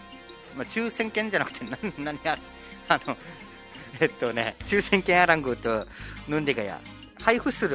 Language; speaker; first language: Japanese; native; Japanese